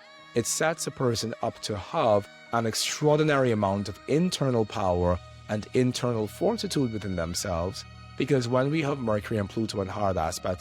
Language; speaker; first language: English; native; English